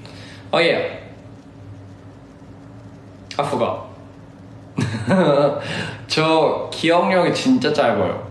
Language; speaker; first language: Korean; early bilingual, heritage; Korean